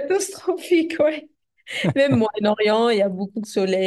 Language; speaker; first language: French; non-native, fluent; Arabic